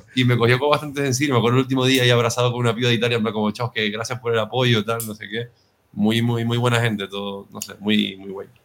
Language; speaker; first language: Spanish; native; Spanish